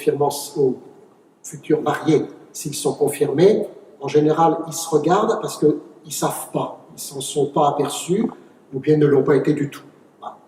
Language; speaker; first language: French; native; French